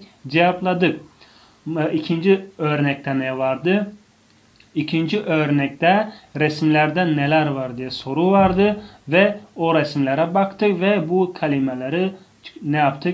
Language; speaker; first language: Turkish; non-native, fluent; Tajik